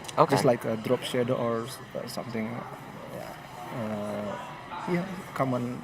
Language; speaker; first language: English; non-native, learner; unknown